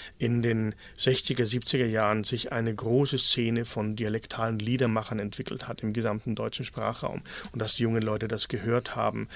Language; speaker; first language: German; native; German